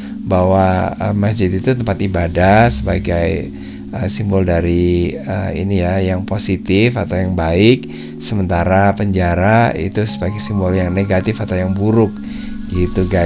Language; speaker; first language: Indonesian; native; Indonesian